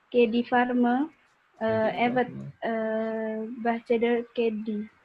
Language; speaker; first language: Turkish; non-native, learner; Indonesian